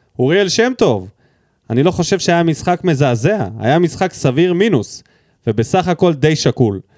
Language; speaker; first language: Hebrew; early bilingual, other home language; Russian